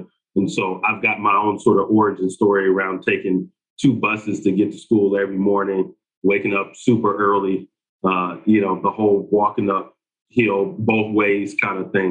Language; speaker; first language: English; native; English